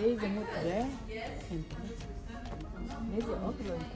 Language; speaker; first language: Dutch; non-native, learner; Indonesian